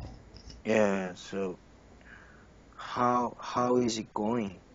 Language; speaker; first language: English; non-native, learner; Korean